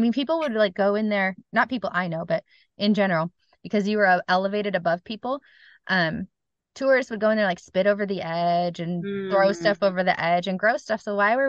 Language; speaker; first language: English; native; English